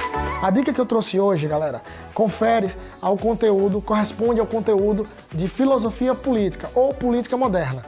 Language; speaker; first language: Portuguese; native; Portuguese